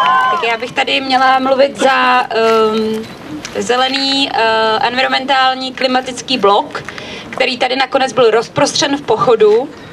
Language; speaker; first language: Czech; native; Czech